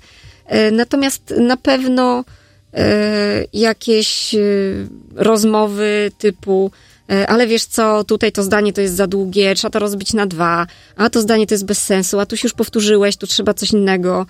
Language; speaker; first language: Polish; native; Polish